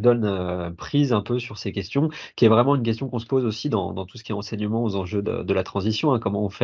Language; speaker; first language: French; native; French